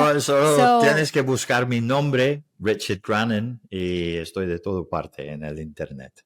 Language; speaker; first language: Spanish; non-native, learner; English